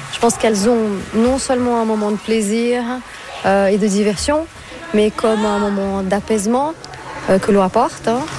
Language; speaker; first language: French; non-native, fluent; Portuguese